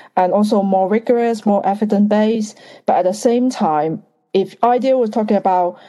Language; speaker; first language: English; non-native, fluent; Bulgarian